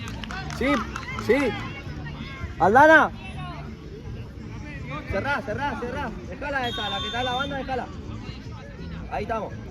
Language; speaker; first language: Spanish; native; Spanish